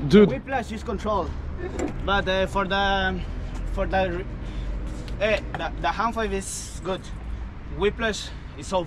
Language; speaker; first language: English; non-native, learner; Spanish